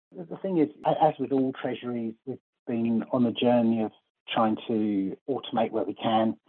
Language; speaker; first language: English; native; English